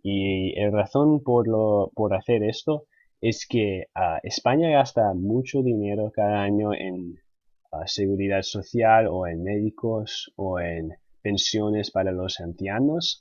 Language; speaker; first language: Spanish; non-native, fluent; English